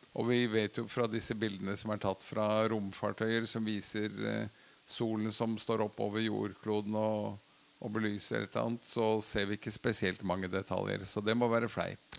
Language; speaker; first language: Norwegian; early bilingual, other home language; Latvian